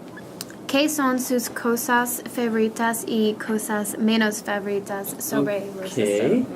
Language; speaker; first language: Spanish; non-native, learner; English